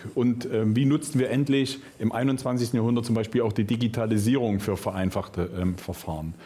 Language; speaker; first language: German; native; German